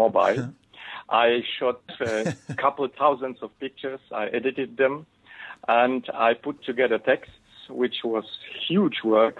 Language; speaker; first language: English; non-native, fluent; Polish